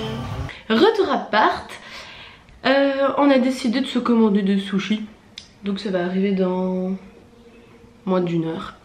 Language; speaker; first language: French; native; French